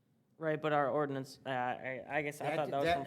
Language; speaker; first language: English; native; English